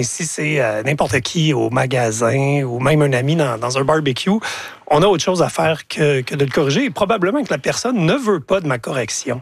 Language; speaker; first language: French; native; French